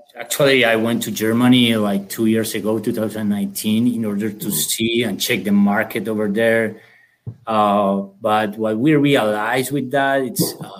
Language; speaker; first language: English; non-native, fluent; Spanish